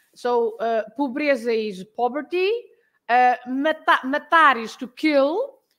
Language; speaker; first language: English; non-native, fluent; Portuguese